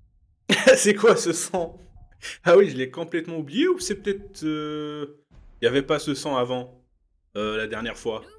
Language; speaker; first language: French; native; French